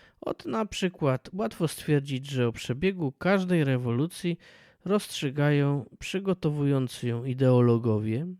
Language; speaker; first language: Polish; native; Polish